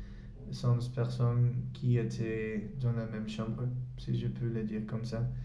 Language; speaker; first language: French; non-native, learner; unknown